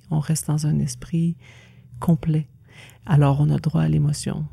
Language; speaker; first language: French; native; French